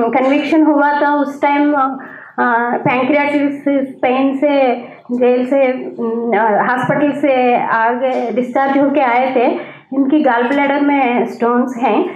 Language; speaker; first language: Hindi; non-native, local second language; Telugu